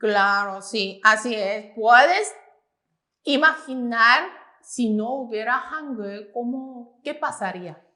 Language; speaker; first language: Spanish; non-native, fluent; Korean